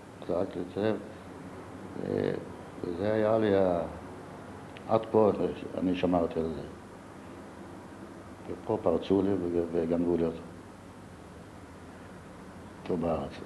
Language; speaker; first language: Hebrew; non-native, fluent; Yiddish